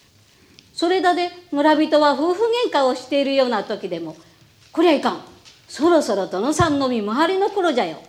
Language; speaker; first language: Japanese; native; Japanese